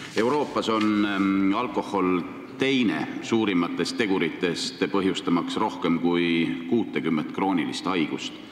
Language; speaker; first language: Estonian; native; Estonian